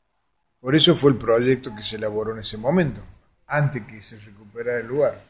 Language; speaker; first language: Spanish; native; Spanish